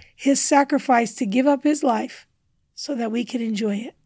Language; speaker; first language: English; native; English